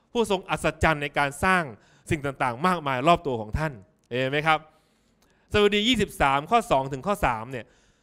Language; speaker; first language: Thai; native; Thai